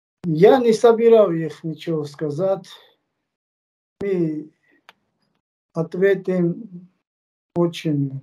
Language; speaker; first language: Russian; non-native, fluent; Georgian